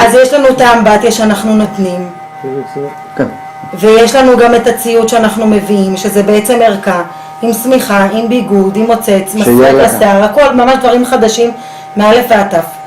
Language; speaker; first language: Hebrew; native; Hebrew